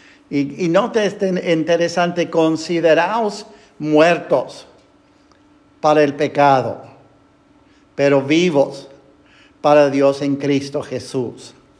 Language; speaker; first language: Spanish; non-native, fluent; English